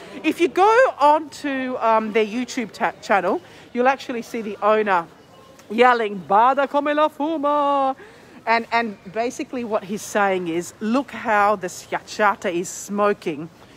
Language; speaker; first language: English; native; English